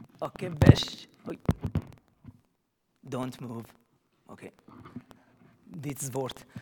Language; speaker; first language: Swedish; non-native, learner; Arabic